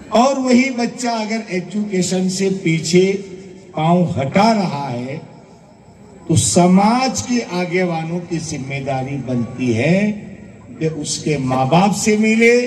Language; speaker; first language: Hindi; non-native, local second language; Gujarati